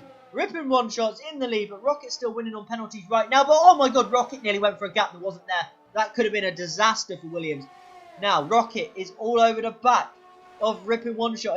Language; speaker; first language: English; native; English